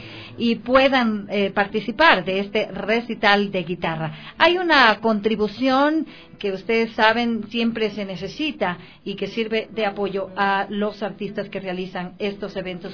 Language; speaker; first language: Spanish; native; Spanish